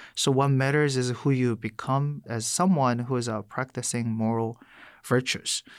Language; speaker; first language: English; non-native, fluent; Korean